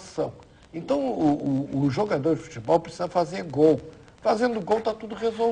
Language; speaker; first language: Portuguese; native; Portuguese